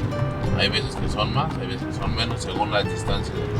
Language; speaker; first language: Spanish; native; Spanish